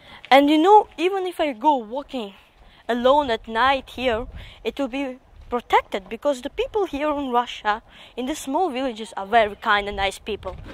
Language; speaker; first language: English; non-native, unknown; Russian